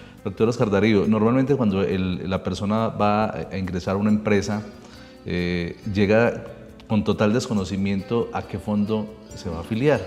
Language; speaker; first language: Spanish; native; Spanish